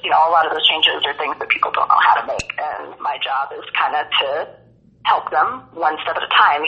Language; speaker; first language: English; native; English